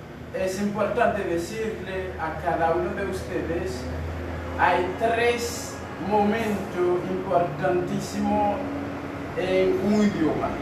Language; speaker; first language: Spanish; non-native, fluent; Haitian Creole